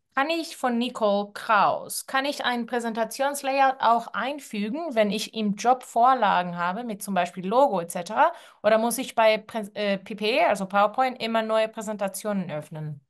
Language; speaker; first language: German; non-native, fluent; Spanish